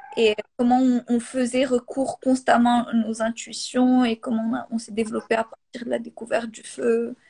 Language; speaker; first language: French; non-native, local second language; Arabic